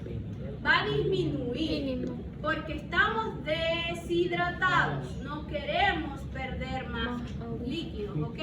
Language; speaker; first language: Spanish; native; Spanish